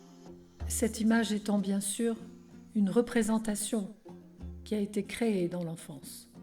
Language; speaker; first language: French; native; French